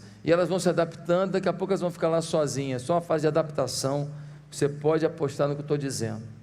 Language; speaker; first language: Portuguese; native; Portuguese